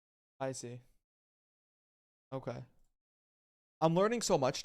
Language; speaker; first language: English; native; English